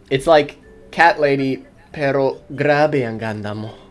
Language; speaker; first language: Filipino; non-native, learner; English